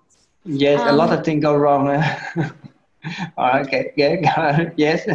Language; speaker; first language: English; non-native, fluent; Vietnamese